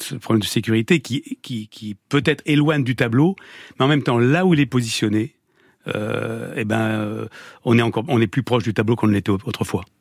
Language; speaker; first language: French; native; French